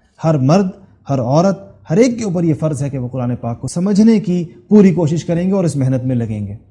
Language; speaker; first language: Urdu; non-native, local second language; Pashto